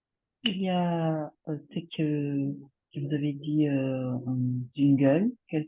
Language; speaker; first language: French; non-native, fluent; Portuguese